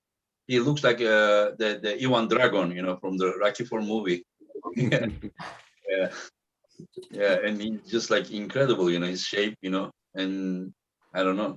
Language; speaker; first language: English; non-native, fluent; Turkish